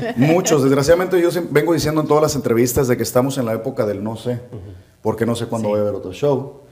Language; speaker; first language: Spanish; native; Spanish